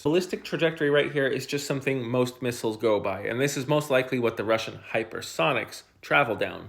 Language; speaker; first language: English; native; English